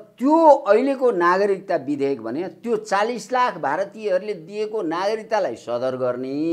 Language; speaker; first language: Nepali; native; Nepali